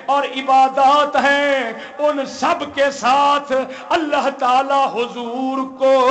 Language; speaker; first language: Urdu; non-native, local second language; Punjabi